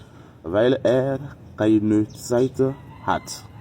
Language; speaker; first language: German; non-native, learner; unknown